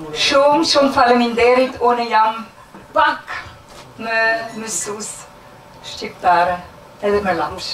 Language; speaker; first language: Albanian; non-native, learner; Swiss German